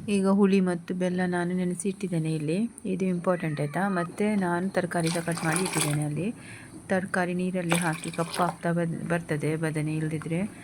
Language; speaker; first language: Kannada; non-native, local second language; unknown